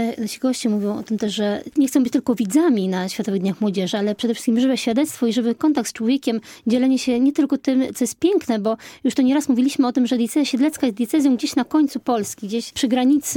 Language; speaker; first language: Polish; native; Polish